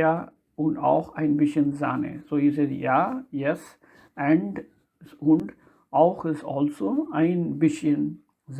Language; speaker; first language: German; non-native, learner; Tamil